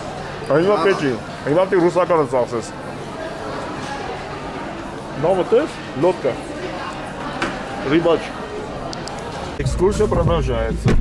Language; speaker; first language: Russian; non-native, learner; Armenian